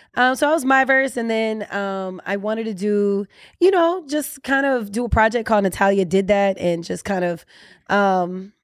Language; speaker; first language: English; native; English